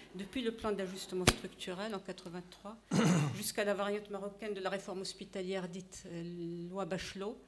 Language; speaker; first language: French; non-native, local second language; Arabic